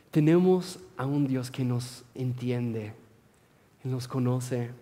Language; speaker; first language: Spanish; non-native, fluent; English